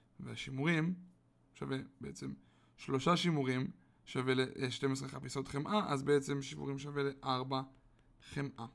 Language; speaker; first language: Hebrew; native; Hebrew